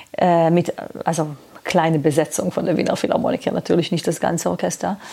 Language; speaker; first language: German; non-native, fluent; Hebrew